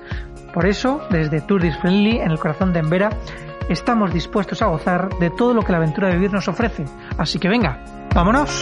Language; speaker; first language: Spanish; native; Spanish